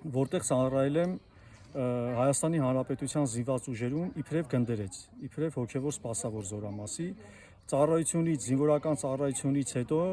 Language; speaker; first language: Armenian; native; Armenian